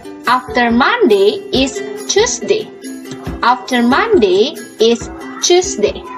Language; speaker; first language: English; non-native, fluent; Indonesian